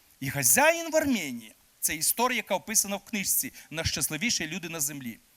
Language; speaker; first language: Ukrainian; native; Ukrainian